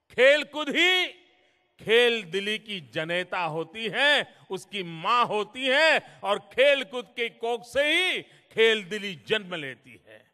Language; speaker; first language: Hindi; non-native, local second language; Gujarati